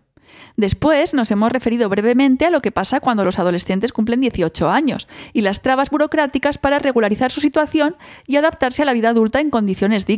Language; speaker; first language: Spanish; native; Spanish